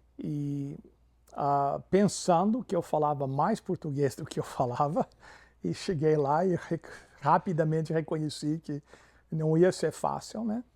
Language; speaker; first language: Portuguese; non-native, fluent; English